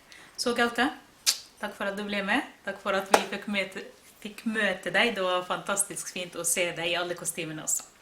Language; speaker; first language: Norwegian; non-native, fluent; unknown